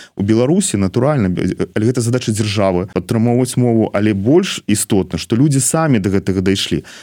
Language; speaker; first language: Belarusian; non-native, local second language; Russian